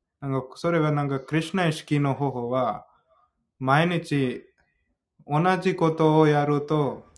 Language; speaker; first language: Japanese; non-native, fluent; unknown